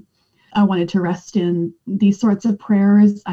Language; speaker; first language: English; native; English